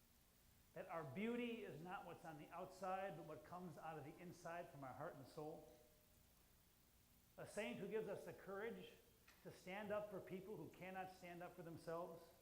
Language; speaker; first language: English; native; English